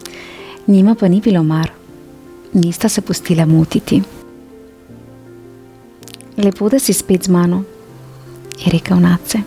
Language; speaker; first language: Slovenian; native; Slovenian